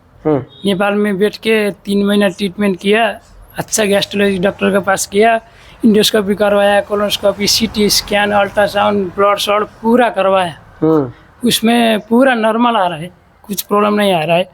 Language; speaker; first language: Hindi; non-native, learner; Nepali